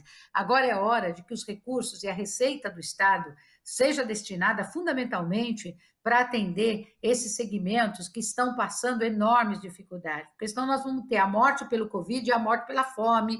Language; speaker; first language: Portuguese; native; Portuguese